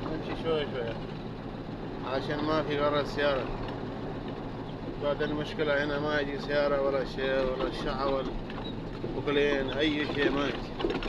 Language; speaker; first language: Arabic; non-native, fluent; Urdu